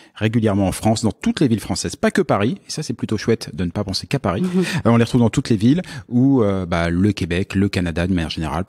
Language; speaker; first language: French; native; French